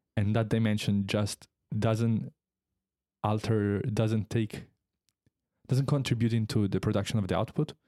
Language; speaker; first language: English; non-native, fluent; Italian